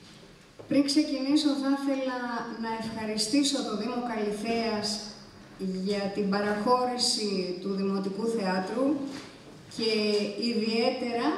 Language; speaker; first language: Greek; native; Greek